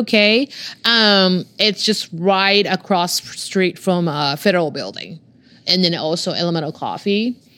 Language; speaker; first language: English; non-native, fluent; Japanese